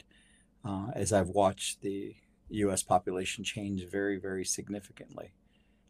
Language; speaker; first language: English; native; English